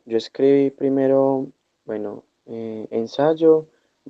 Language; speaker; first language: Spanish; native; Spanish